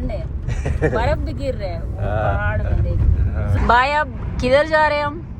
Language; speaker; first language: Hindi; non-native, local second language; Telugu